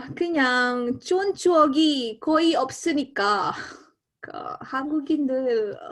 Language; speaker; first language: Korean; non-native, learner; Indonesian